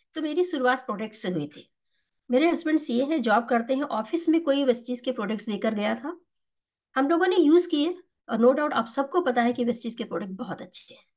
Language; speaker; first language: Hindi; native; Hindi